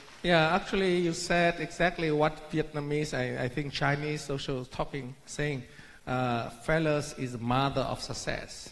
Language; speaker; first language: English; non-native, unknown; Vietnamese